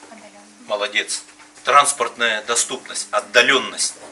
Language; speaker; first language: Russian; non-native, local second language; Tuvinian